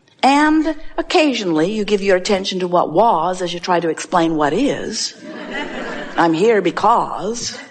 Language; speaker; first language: English; native; English